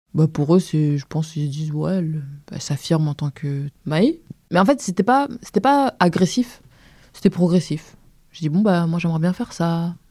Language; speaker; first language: French; native; French